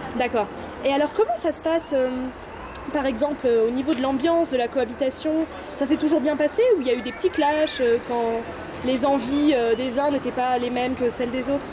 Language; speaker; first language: French; native; French